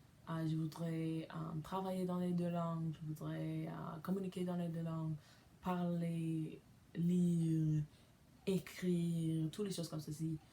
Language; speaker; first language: French; non-native, learner; English